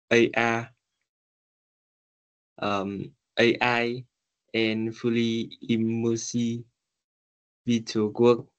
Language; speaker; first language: English; non-native, learner; Vietnamese